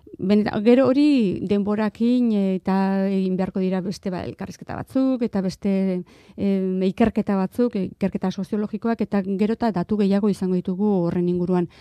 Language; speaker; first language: Basque; non-native, local second language; Spanish